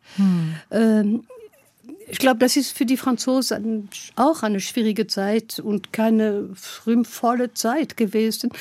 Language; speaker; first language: German; non-native, fluent; French